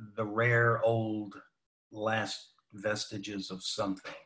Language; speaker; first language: English; native; English